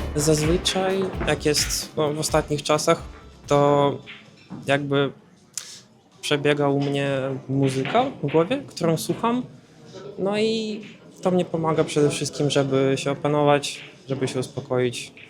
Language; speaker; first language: Polish; non-native, fluent; Ukrainian